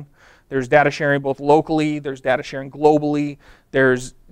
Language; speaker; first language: English; native; English